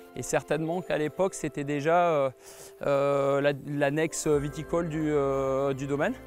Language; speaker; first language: French; native; French